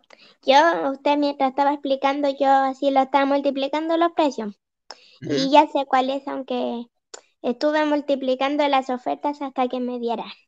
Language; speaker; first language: Spanish; native; Spanish